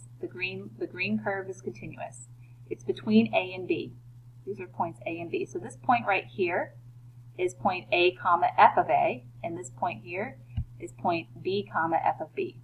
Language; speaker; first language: English; native; English